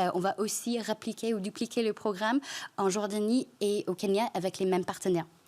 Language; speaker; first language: French; non-native, fluent; Chinese